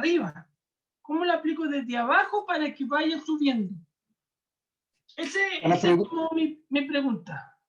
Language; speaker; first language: Spanish; native; Spanish